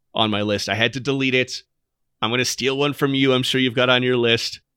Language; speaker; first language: English; native; English